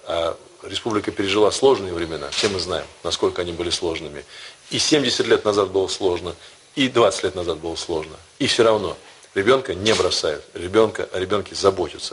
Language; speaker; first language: Russian; native; Russian